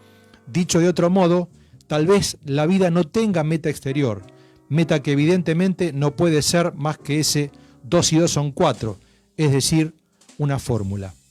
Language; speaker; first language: Spanish; native; Spanish